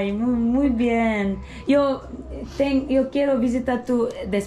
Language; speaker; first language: Spanish; non-native, learner; Turkish